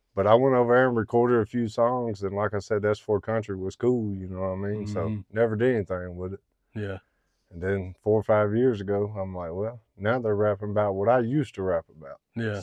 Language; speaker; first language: English; native; English